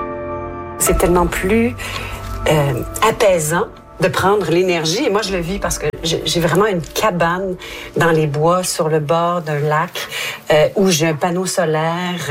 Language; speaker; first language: French; native; French